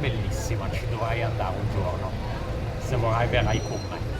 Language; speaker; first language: Italian; non-native, fluent; English